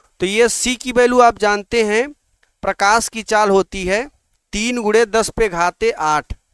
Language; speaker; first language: Hindi; native; Hindi